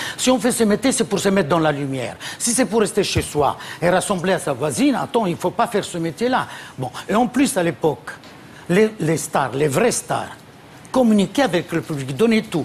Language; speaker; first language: French; non-native, fluent; Italian